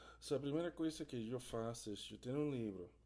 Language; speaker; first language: Spanish; non-native, learner; English